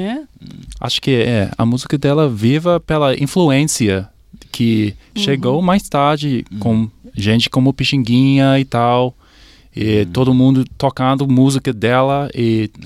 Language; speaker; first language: Portuguese; non-native, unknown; English